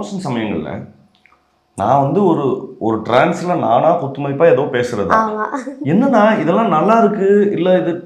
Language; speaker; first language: Tamil; native; Tamil